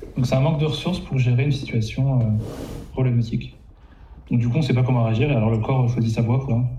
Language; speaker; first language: French; native; French